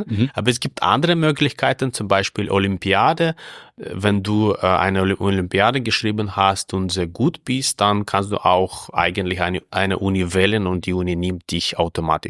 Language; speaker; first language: German; non-native, fluent; Russian